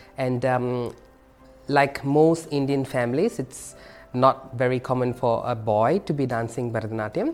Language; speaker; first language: English; non-native, local second language; Tamil